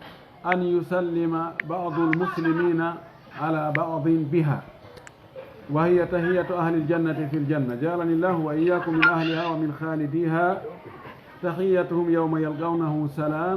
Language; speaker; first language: Arabic; non-native, fluent; Fula